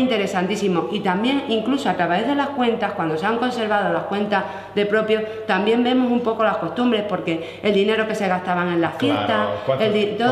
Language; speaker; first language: Spanish; native; Spanish